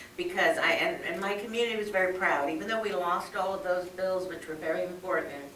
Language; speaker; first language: English; native; English